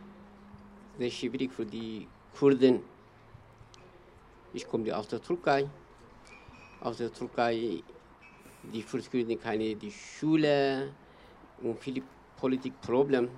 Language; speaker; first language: German; non-native, learner; Kurdish